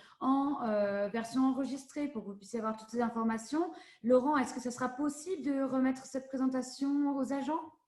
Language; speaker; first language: French; native; French